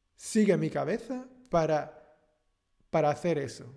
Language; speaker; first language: Spanish; native; Spanish